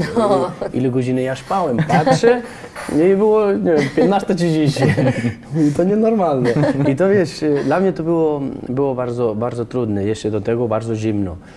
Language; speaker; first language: Polish; non-native, fluent; Spanish